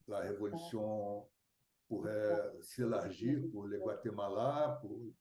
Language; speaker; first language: French; non-native, fluent; Portuguese